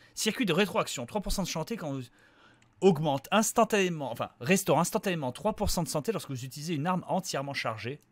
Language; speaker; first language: French; native; French